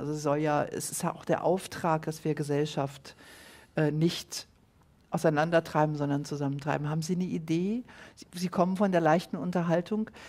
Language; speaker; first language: German; native; German